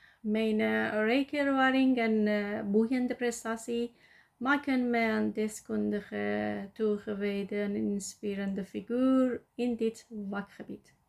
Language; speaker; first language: Dutch; non-native, learner; Persian